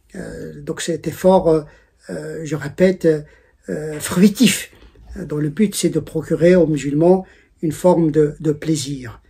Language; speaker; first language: French; non-native, local second language; Arabic